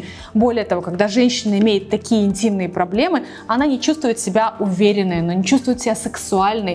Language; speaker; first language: Russian; native; Russian